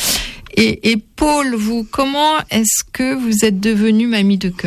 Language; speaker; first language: French; native; French